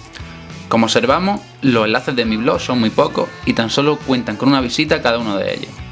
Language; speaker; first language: Spanish; native; Spanish